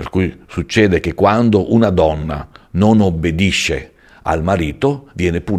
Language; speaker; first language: Italian; native; Italian